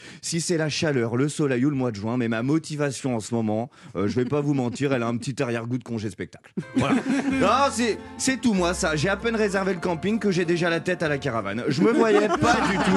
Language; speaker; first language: French; native; French